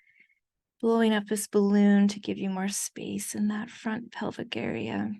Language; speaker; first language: English; native; English